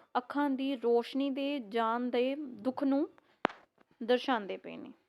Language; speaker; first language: Hindi; non-native, local second language; Punjabi